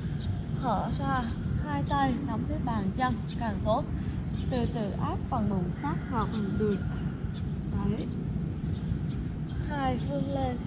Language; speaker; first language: Vietnamese; native; Vietnamese